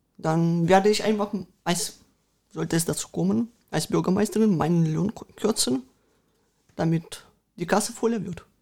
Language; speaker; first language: German; early bilingual, other home language; Russian